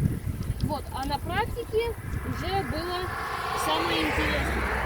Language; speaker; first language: Russian; early bilingual, other home language; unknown